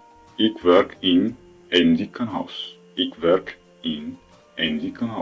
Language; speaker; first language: Dutch; non-native, learner; Tigrinya